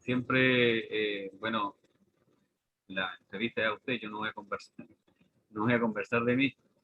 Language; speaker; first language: Spanish; native; Spanish